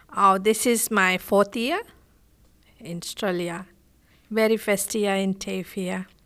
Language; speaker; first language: English; non-native, fluent; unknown